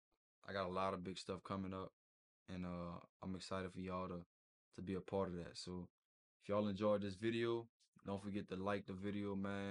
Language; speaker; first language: English; native; English